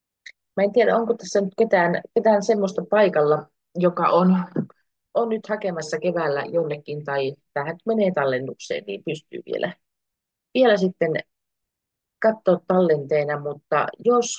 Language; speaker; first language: Finnish; native; Finnish